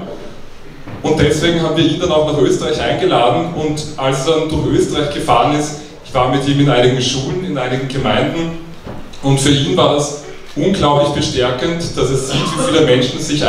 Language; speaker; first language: German; native; German